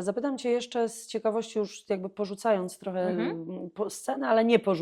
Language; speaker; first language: Polish; native; Polish